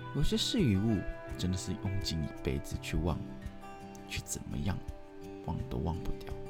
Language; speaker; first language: Chinese; non-native, local second language; Cantonese